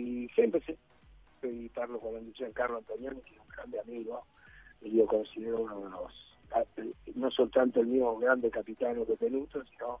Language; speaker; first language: Italian; non-native, fluent; Spanish